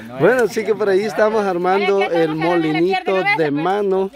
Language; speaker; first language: Spanish; native; Spanish